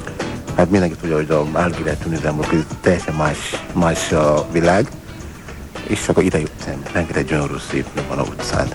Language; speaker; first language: Hungarian; non-native, learner; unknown